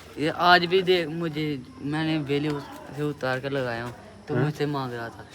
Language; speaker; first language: Urdu; non-native, local second language; Punjabi